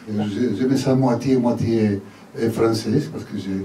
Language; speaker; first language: French; non-native, learner; Spanish